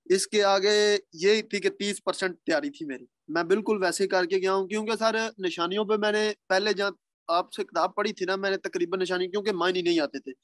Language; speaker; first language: Urdu; non-native, local second language; Punjabi